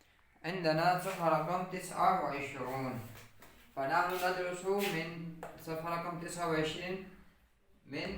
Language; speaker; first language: Arabic; non-native, fluent; Urdu